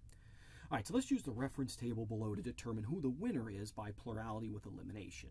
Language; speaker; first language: English; native; English